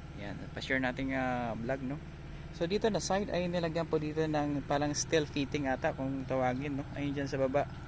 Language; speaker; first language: Filipino; non-native, local second language; Hiligaynon